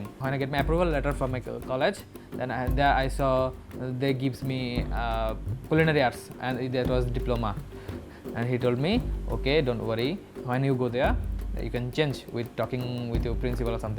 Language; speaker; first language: English; non-native, local second language; Bangla